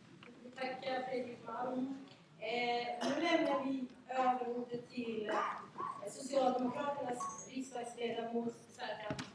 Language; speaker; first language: Swedish; non-native, fluent; Central Kurdish